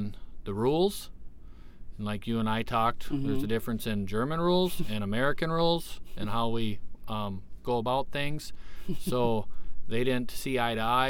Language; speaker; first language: English; native; English